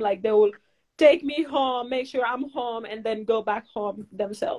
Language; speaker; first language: English; non-native, fluent; Wolof